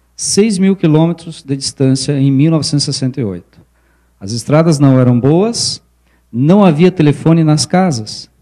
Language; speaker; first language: Portuguese; early bilingual, other home language; Spanish